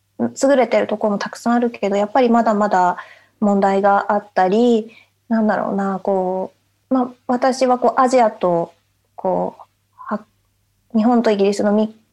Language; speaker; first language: Japanese; native; Japanese